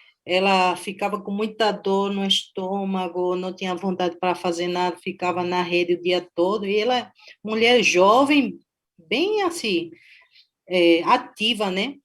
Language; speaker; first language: Portuguese; non-native, fluent; Spanish